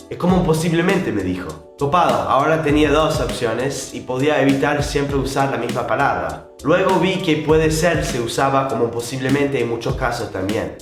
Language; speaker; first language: Spanish; non-native, fluent; English